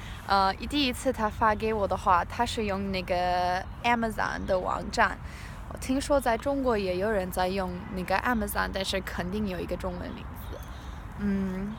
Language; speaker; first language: Chinese; non-native, learner; English